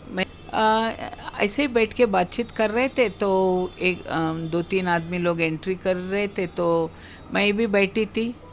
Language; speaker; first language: Hindi; non-native, local second language; Kannada